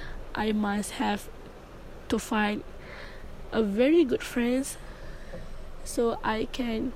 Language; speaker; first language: English; non-native, learner; Malay